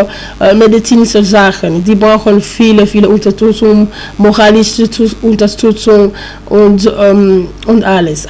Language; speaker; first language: German; non-native, learner; French